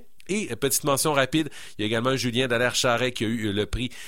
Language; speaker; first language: French; native; French